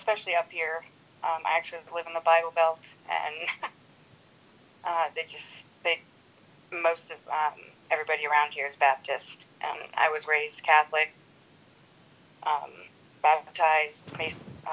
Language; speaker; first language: English; native; English